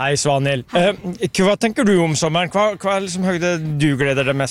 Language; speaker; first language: Norwegian; native; Norwegian